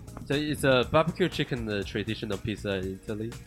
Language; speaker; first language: English; non-native, learner; Chinese